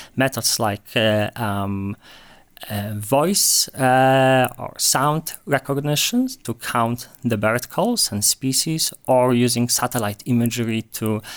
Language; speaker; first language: English; non-native, fluent; Polish